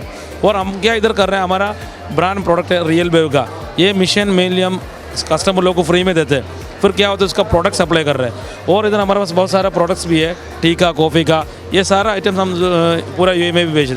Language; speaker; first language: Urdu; non-native, fluent; Malayalam